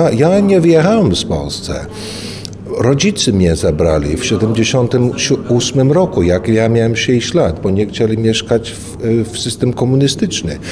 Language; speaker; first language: Polish; early bilingual, heritage; Polish